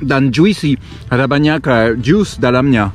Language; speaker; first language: Indonesian; non-native, learner; French